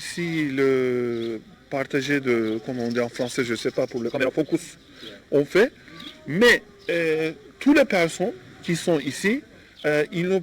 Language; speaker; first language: French; non-native, learner; Turkish